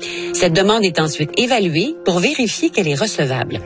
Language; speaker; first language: French; native; French